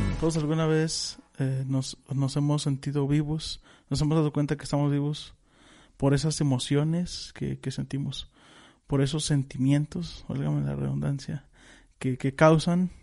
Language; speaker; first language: Spanish; native; Spanish